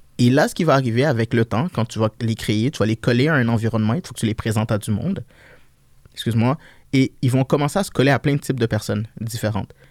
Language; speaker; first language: French; early bilingual, other home language; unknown